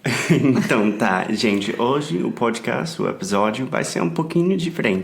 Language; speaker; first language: Portuguese; non-native, fluent; English